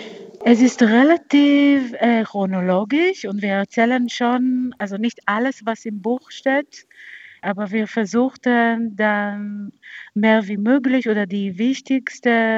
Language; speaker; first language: German; non-native, fluent; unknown